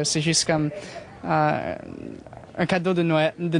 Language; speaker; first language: French; non-native, local second language; English